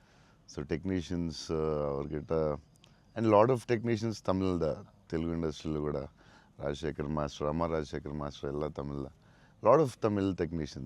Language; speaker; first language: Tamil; non-native, local second language; Telugu